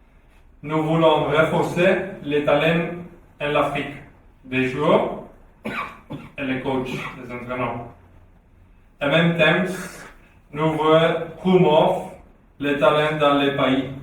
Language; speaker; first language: French; non-native, learner; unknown